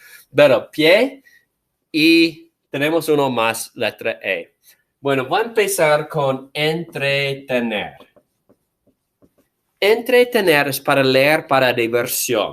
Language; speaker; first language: Spanish; non-native, fluent; English